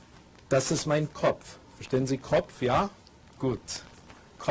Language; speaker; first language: German; non-native, fluent; English